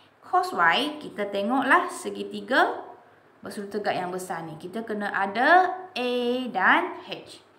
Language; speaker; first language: Malay; non-native, local second language; Chinese